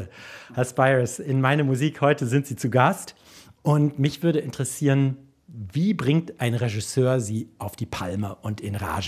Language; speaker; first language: German; native; German